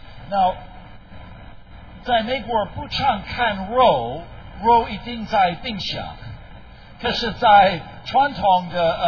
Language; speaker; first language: Chinese; non-native, fluent; English